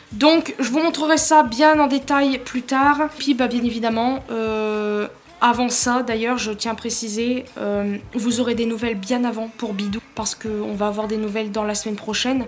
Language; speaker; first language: French; native; French